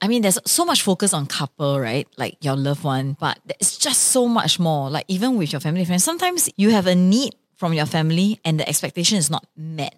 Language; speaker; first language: English; non-native, local second language; Chinese